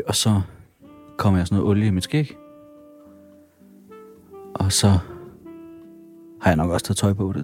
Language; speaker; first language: Danish; native; Danish